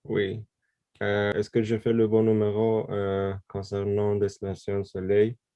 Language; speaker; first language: French; non-native, learner; Persian